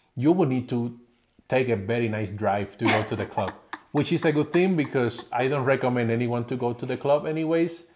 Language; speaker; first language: English; non-native, fluent; Spanish